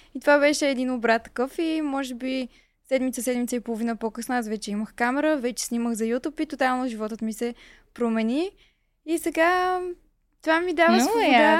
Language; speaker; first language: Bulgarian; native; Bulgarian